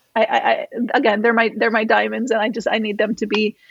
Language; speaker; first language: English; native; English